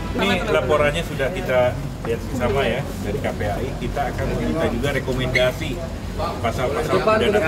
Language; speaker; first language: Indonesian; native; Indonesian